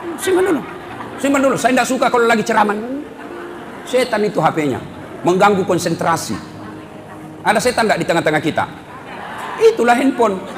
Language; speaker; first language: Indonesian; non-native, local second language; Buginese